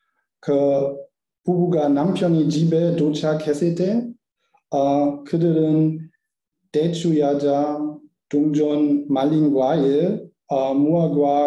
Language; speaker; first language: Korean; non-native, learner; German